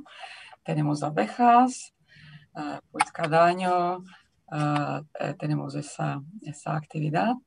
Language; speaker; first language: Spanish; non-native, fluent; Czech